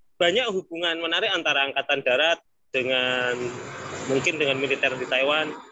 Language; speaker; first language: Indonesian; native; Indonesian